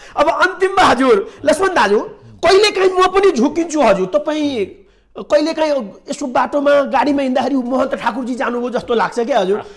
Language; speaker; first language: Nepali; non-native, local second language; Maithili